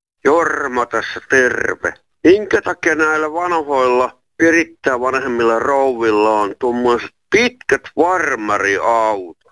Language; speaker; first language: Finnish; native; Finnish